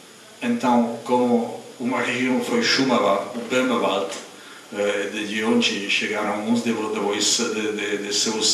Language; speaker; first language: Portuguese; non-native, fluent; Czech